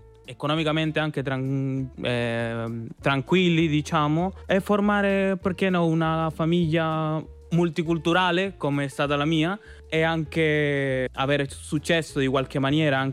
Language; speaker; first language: Italian; non-native, fluent; Spanish